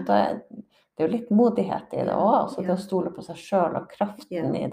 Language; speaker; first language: Norwegian; native; Norwegian